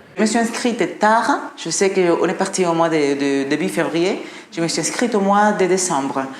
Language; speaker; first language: French; non-native, fluent; Spanish